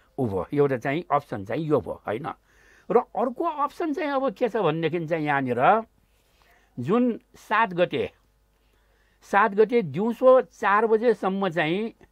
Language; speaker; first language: Nepali; non-native, local second language; Newari